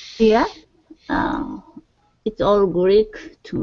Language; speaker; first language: English; non-native, learner; Japanese